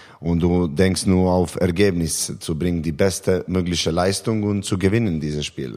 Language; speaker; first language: German; non-native, learner; Serbian